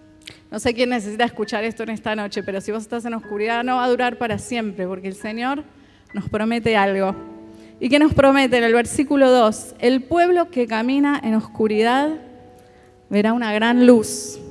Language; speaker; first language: Spanish; native; Spanish